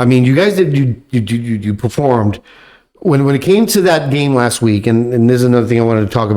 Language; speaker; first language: English; native; English